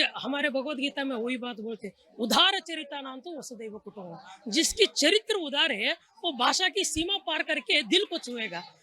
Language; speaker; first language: Hindi; non-native, local second language; Kannada